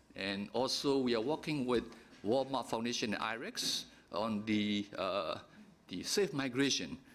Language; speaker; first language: English; non-native, fluent; Burmese